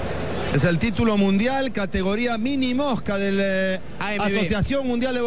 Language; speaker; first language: Spanish; native; Spanish